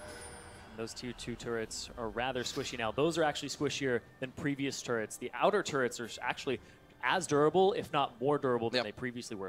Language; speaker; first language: English; native; English